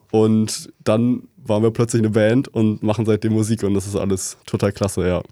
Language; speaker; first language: German; native; German